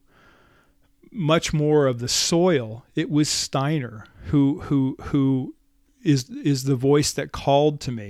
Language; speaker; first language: English; native; English